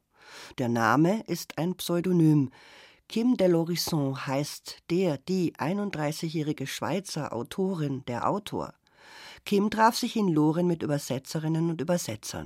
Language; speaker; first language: German; native; German